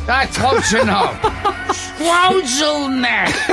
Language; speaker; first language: English; native; English